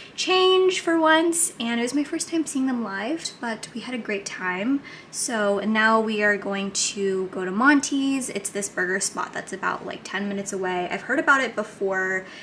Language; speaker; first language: English; native; English